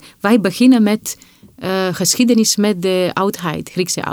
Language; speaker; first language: Dutch; non-native, fluent; Romanian